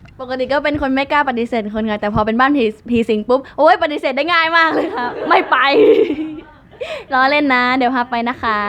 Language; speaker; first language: Thai; native; Thai